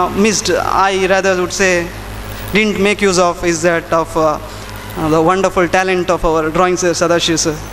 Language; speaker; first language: English; non-native, local second language; Kannada